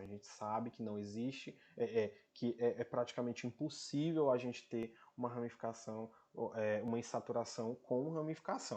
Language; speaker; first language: Portuguese; native; Portuguese